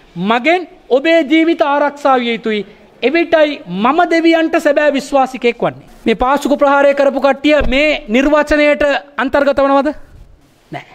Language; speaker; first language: Sinhala; non-native, local second language; Tamil